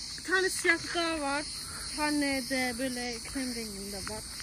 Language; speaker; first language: Turkish; early bilingual, heritage; Turkish